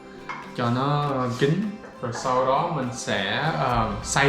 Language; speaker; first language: Vietnamese; early bilingual, heritage; Vietnamese